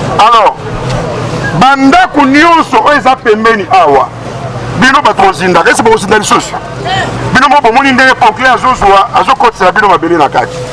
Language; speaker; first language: Lingala; native; Lingala